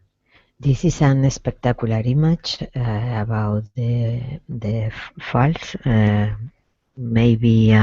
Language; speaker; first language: English; non-native, learner; Spanish